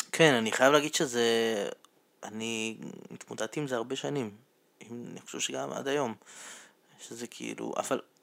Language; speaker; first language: Hebrew; non-native, fluent; Russian